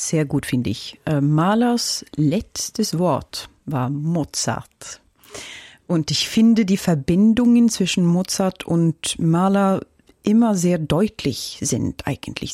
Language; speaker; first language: German; non-native, fluent; Norwegian